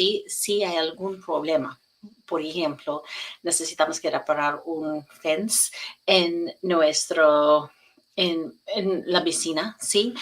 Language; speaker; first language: Spanish; non-native, learner; English